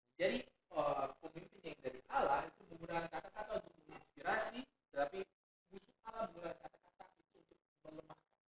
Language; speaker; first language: Indonesian; native; Indonesian